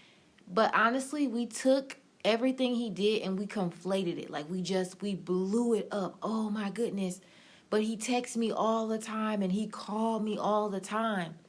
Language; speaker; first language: English; native; English